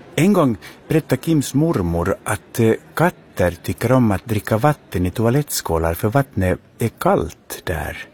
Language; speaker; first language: Swedish; native; Swedish